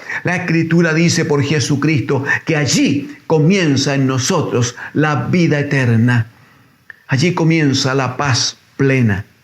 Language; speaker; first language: Spanish; native; Spanish